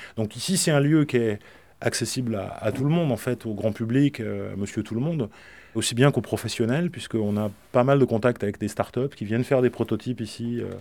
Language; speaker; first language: French; native; French